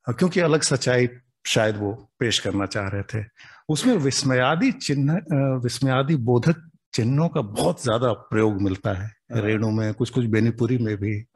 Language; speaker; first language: Hindi; native; Hindi